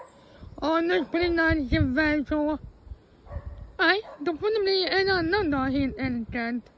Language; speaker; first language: Swedish; non-native, fluent; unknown